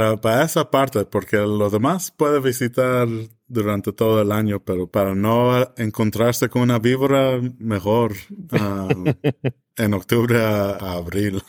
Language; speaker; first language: Spanish; early bilingual, heritage; English